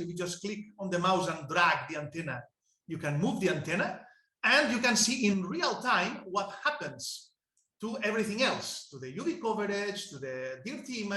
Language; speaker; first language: English; non-native, fluent; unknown